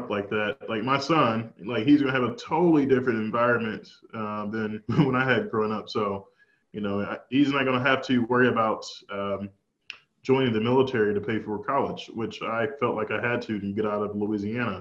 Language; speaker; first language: English; native; English